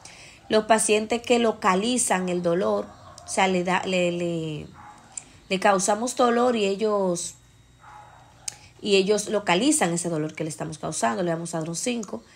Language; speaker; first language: Spanish; native; Spanish